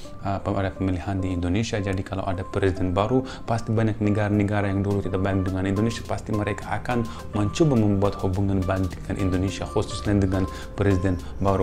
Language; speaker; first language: Indonesian; non-native, fluent; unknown